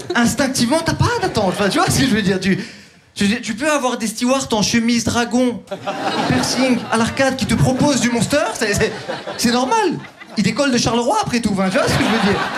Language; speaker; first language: French; early bilingual, other home language; Turkish